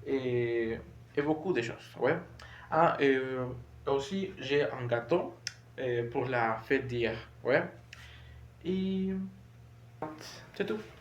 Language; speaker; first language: French; non-native, learner; Spanish